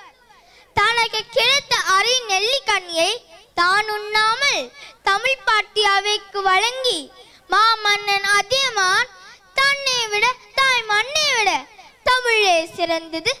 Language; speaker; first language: Tamil; early bilingual, heritage; Tamil